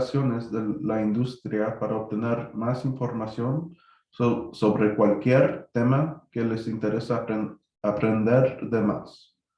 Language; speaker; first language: Spanish; early bilingual, heritage; Spanish